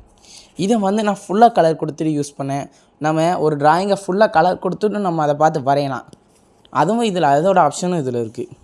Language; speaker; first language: Tamil; native; Tamil